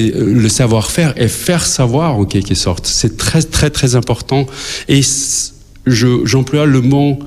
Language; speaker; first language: French; non-native, fluent; Albanian